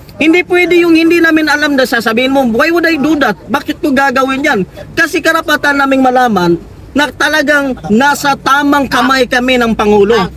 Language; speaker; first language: Filipino; non-native, local second language; Cebuano